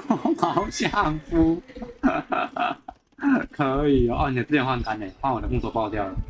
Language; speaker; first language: Chinese; native; Chinese